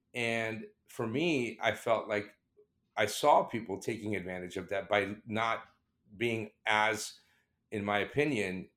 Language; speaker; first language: English; native; English